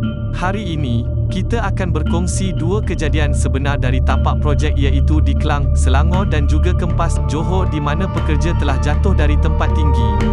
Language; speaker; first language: Malay; native; Malay